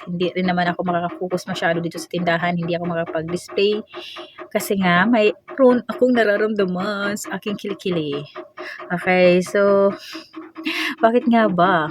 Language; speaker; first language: Filipino; non-native, local second language; Waray